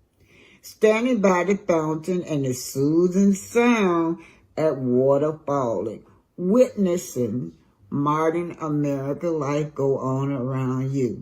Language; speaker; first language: English; native; English